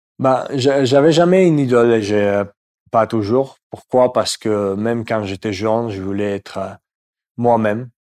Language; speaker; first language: French; non-native, fluent; Russian